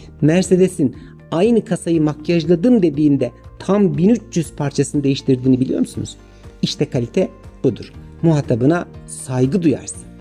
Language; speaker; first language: Turkish; native; Turkish